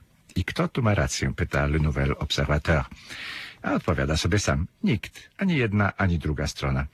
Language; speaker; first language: Polish; native; Polish